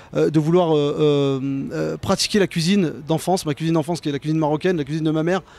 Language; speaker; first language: French; native; French